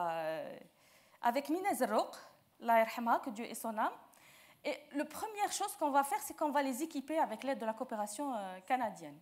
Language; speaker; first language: French; non-native, local second language; Arabic